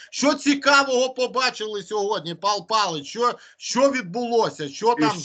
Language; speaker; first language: Ukrainian; native; Ukrainian